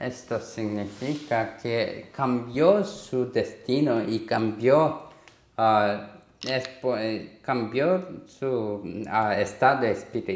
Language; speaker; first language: Spanish; non-native, learner; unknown